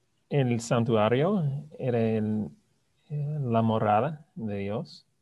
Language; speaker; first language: Spanish; non-native, fluent; English